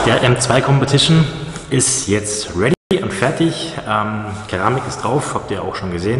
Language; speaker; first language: German; native; German